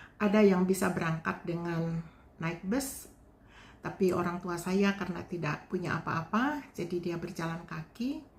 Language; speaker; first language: Indonesian; non-native, local second language; Balinese